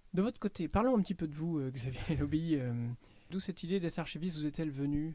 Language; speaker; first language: French; native; French